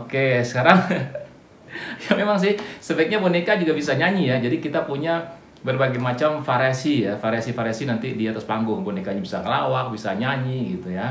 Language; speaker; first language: Indonesian; native; Indonesian